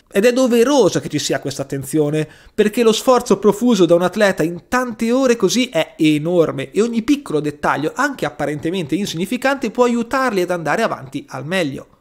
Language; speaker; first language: Italian; native; Italian